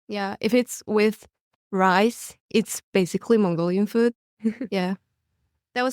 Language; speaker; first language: English; non-native, learner; Mongolian